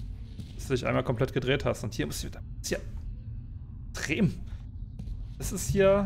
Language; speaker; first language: German; native; German